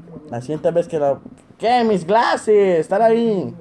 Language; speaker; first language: Spanish; early bilingual, heritage; Spanish